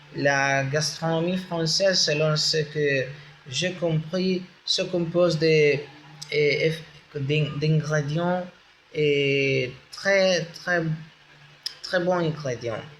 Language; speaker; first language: French; non-native, learner; Spanish